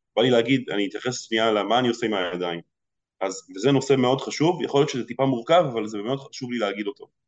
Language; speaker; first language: Hebrew; early bilingual, other home language; Russian